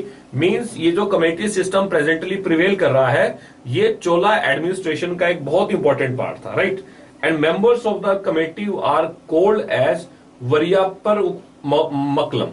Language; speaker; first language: English; non-native, local second language; Hindi